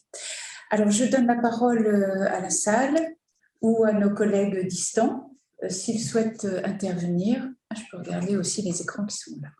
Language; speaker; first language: French; native; French